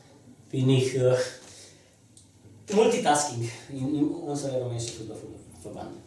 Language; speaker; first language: German; non-native, fluent; Romanian